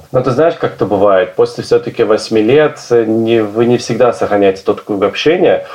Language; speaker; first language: Russian; native; Russian